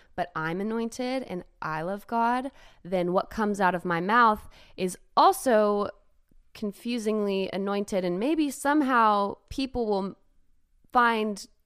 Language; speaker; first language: English; native; English